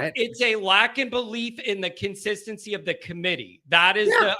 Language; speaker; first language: English; native; English